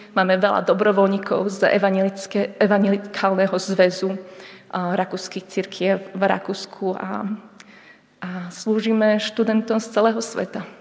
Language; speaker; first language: Slovak; native; Slovak